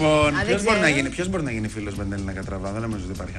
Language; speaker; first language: Greek; native; Greek